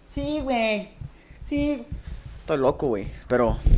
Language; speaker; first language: Spanish; early bilingual, other home language; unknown